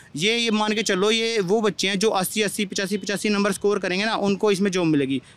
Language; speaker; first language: Hindi; native; Hindi